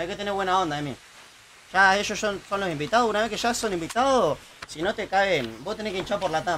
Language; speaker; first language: Spanish; native; Spanish